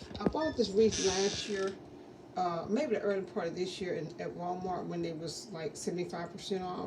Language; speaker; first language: English; native; English